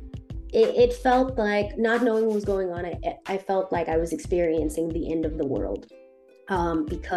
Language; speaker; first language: English; non-native, fluent; Haitian Creole